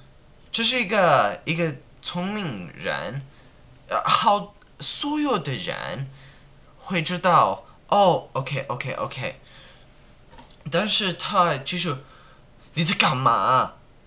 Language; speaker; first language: Chinese; non-native, learner; English